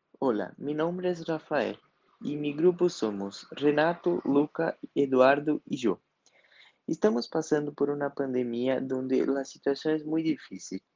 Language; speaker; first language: Spanish; non-native, learner; Portuguese